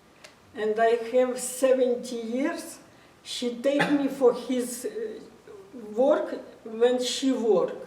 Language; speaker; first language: English; non-native, learner; Russian